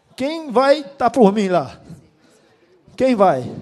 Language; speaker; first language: Portuguese; native; Portuguese